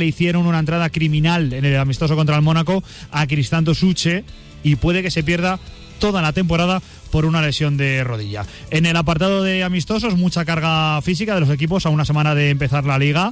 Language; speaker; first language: Spanish; native; Spanish